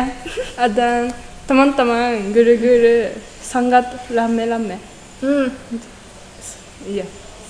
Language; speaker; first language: Indonesian; non-native, learner; Japanese